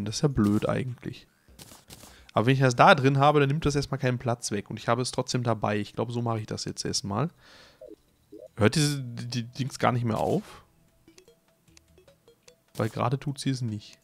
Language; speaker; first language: German; native; German